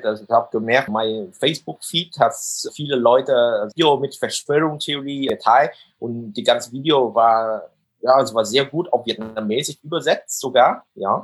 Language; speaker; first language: German; non-native, fluent; Vietnamese